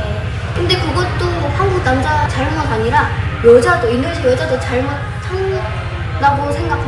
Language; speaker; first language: Korean; non-native, fluent; Indonesian